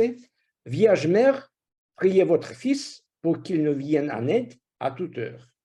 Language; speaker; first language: French; non-native, fluent; Russian